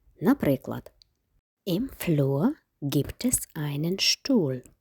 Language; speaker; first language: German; non-native, fluent; Ukrainian